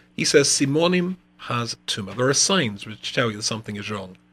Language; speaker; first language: English; native; English